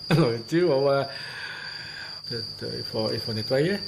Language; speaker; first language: French; non-native, learner; Japanese